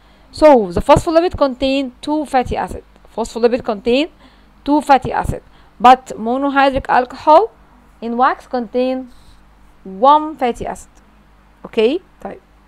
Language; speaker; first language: English; non-native, fluent; Arabic